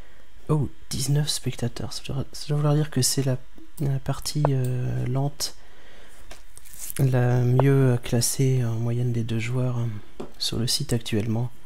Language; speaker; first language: French; native; French